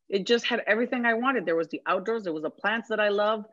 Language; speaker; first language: English; non-native, fluent; Spanish